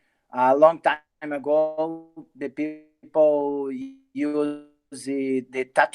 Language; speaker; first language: English; non-native, learner; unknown